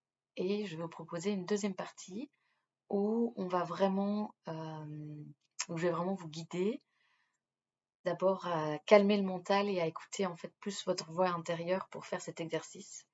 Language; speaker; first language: French; native; French